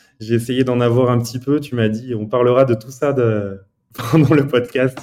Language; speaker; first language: French; early bilingual, other home language; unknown